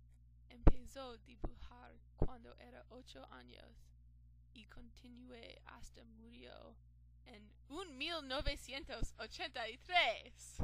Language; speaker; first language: Spanish; non-native, learner; English